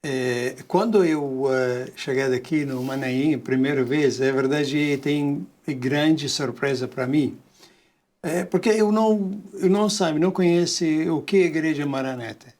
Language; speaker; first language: Portuguese; non-native, learner; Arabic